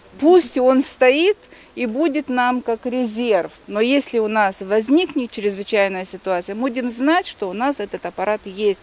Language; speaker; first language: Russian; non-native, local second language; Romanian